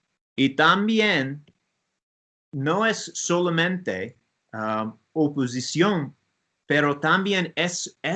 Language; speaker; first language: Spanish; non-native, learner; English